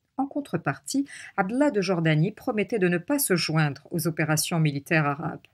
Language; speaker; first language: French; non-native, local second language; Arabic